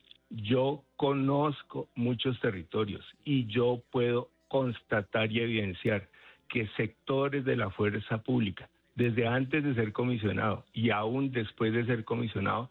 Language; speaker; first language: Spanish; native; Spanish